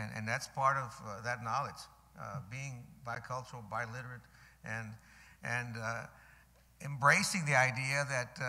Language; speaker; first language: English; early bilingual, other home language; Spanish